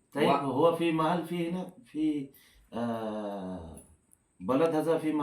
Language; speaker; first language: Arabic; non-native, learner; Bangla